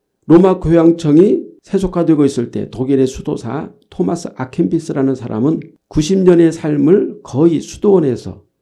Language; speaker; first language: Korean; native; Korean